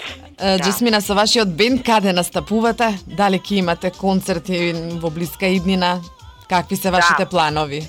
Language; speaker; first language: Macedonian; native; Macedonian